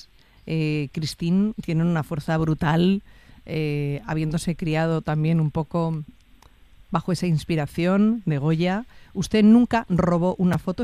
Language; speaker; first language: Spanish; native; Spanish